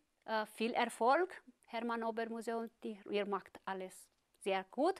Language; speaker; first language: German; non-native, fluent; Romanian